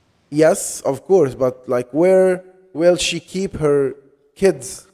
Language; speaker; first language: English; non-native, fluent; Arabic